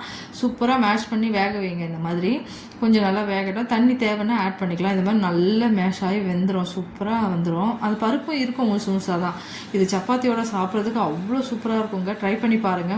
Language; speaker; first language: Tamil; native; Tamil